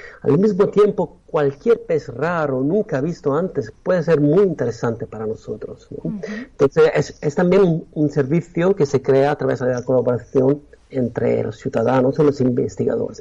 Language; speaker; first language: Spanish; non-native, fluent; Italian